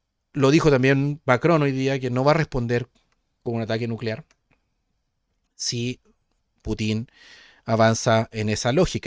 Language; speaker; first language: Spanish; native; Spanish